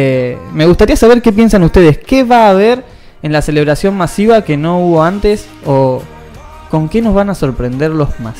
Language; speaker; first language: Spanish; native; Spanish